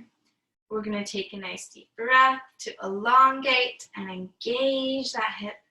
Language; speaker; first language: English; native; English